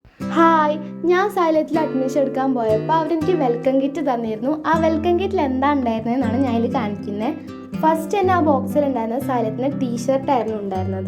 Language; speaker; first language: Malayalam; native; Malayalam